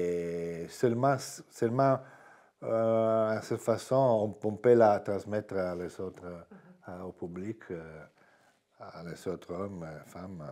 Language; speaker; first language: French; non-native, fluent; Italian